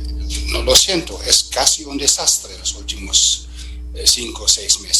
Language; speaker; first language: Spanish; non-native, fluent; German